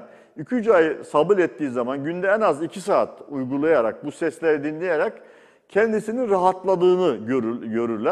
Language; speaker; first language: Turkish; native; Turkish